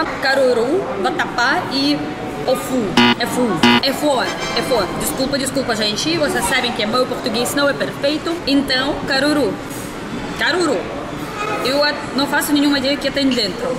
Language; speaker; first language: Portuguese; non-native, learner; Russian